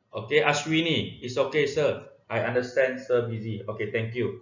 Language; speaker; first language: English; non-native, local second language; Malay